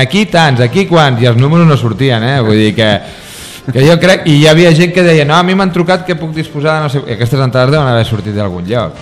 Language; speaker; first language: Catalan; native; Catalan